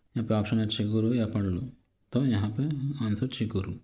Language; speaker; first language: Hindi; non-native, local second language; Telugu